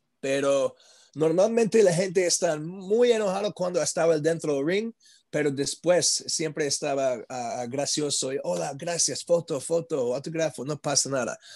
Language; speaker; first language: Spanish; non-native, learner; English